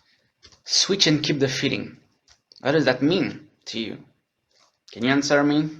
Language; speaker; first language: English; non-native, learner; French